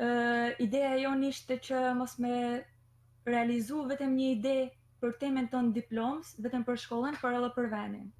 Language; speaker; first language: Albanian; native; Albanian